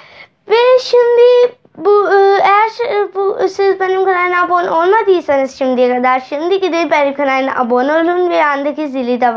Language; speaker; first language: Turkish; non-native, learner; Urdu